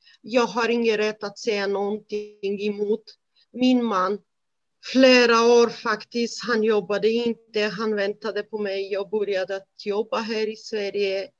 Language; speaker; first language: Swedish; non-native, fluent; Romany